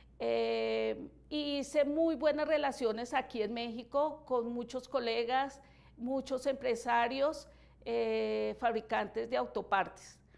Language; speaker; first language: Spanish; native; Spanish